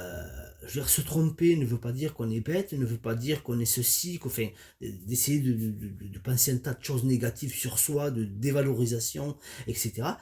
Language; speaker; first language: French; native; French